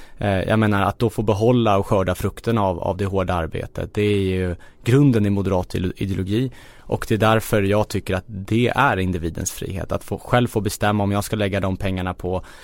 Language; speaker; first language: Swedish; early bilingual, other home language; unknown